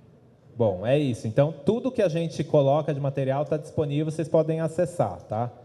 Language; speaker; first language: Portuguese; native; Portuguese